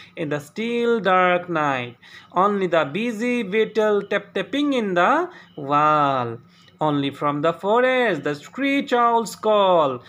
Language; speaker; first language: English; non-native, local second language; Assamese